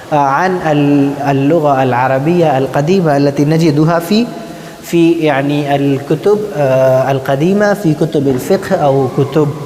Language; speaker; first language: Arabic; non-native, fluent; Urdu